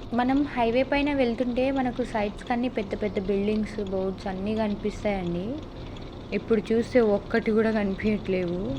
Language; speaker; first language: Telugu; native; Telugu